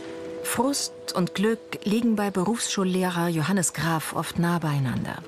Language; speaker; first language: German; native; German